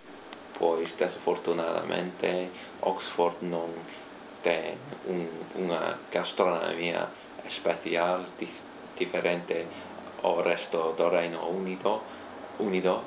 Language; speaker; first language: Galician; non-native, learner; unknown